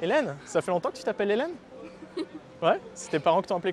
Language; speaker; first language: French; native; French